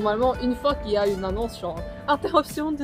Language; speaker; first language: French; non-native, fluent; Korean